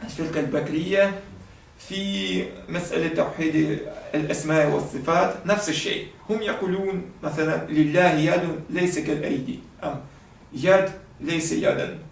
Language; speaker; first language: Arabic; non-native, fluent; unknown